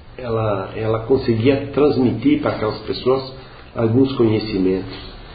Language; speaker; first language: Portuguese; non-native, local second language; Venetian